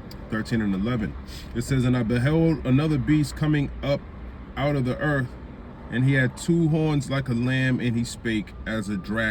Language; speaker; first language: English; native; English